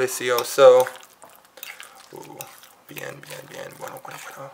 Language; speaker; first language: Spanish; non-native, learner; English